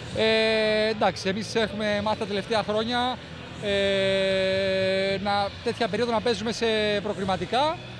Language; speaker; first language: Greek; native; Greek